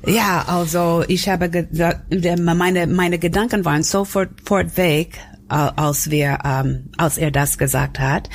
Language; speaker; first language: German; non-native, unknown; English